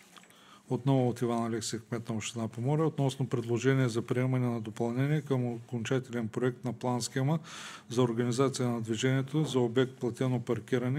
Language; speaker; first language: Bulgarian; native; Bulgarian